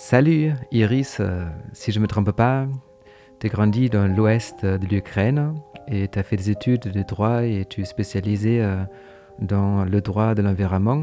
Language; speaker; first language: French; non-native, fluent; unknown